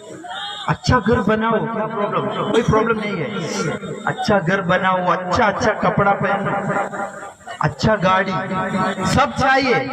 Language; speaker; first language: Hindi; non-native, learner; Malayalam